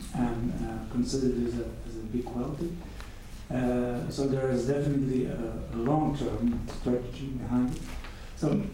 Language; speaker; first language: English; non-native, fluent; Dutch